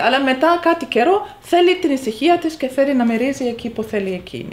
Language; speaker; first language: Greek; non-native, fluent; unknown